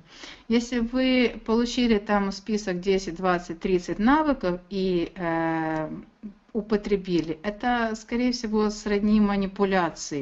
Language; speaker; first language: Russian; native; Russian